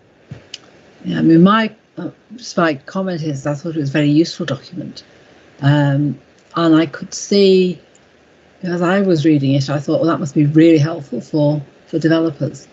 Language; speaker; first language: English; native; English